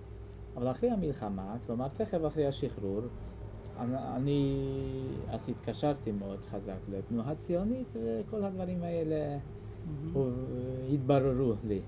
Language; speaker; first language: Hebrew; non-native, fluent; Hungarian